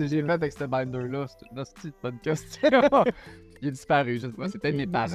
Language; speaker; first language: French; native; French